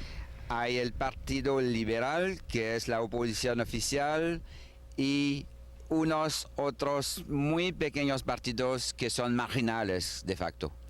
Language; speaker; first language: Spanish; non-native, learner; French